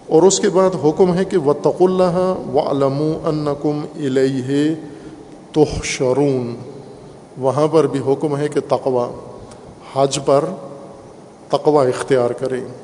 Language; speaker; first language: Urdu; non-native, local second language; Punjabi